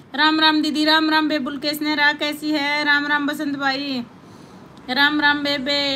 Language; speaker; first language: Hindi; native; Hindi